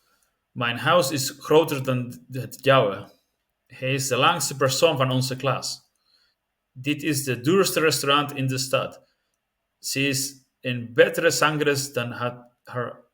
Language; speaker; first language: Dutch; non-native, learner; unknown